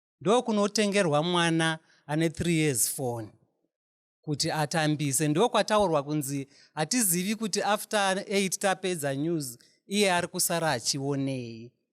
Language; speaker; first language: Shona; non-native, local second language; North Ndebele